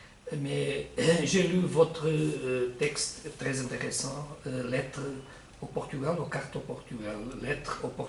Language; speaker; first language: French; non-native, learner; Portuguese